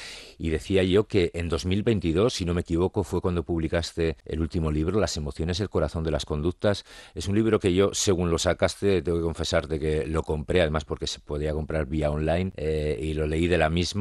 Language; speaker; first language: Spanish; native; Spanish